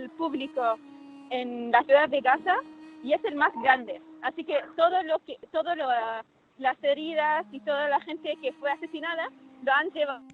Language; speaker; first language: Spanish; non-native, fluent; Arabic